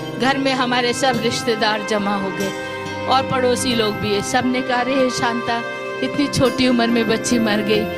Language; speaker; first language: Hindi; native; Hindi